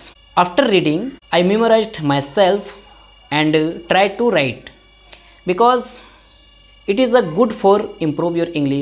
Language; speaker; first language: English; non-native, learner; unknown